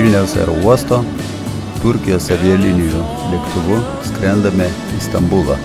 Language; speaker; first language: Lithuanian; native; Lithuanian